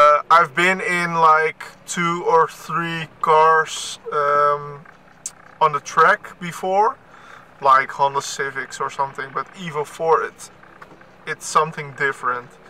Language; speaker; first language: English; non-native, fluent; Dutch